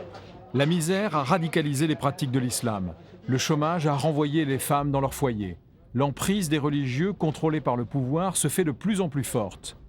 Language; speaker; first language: French; native; French